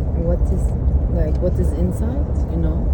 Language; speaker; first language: English; non-native, fluent; Turkish